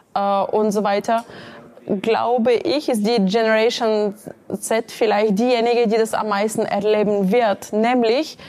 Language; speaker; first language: German; non-native, fluent; Bulgarian